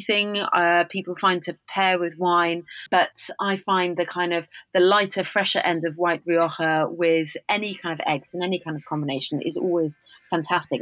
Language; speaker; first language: English; native; English